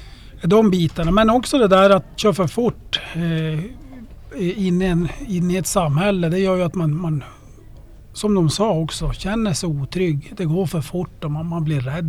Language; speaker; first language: Swedish; native; Swedish